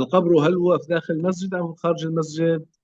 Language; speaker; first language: Arabic; native; Arabic